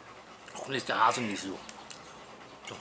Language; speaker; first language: German; native; German